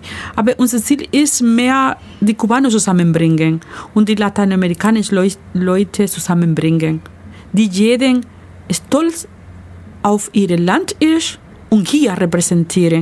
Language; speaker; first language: German; non-native, learner; Spanish